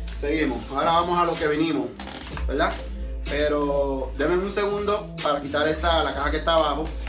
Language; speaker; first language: Spanish; early bilingual, heritage; Spanish